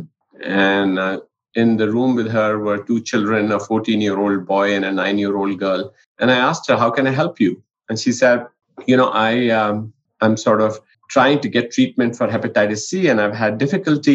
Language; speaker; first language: English; non-native, local second language; Punjabi